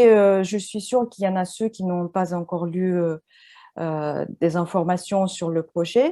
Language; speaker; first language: French; non-native, fluent; Russian